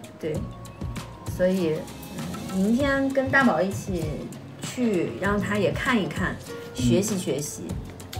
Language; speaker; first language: Chinese; native; Chinese